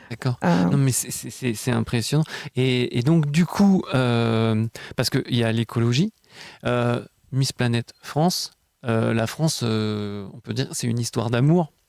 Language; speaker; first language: French; native; French